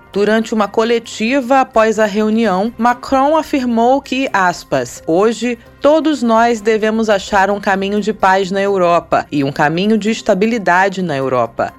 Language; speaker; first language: Portuguese; native; Portuguese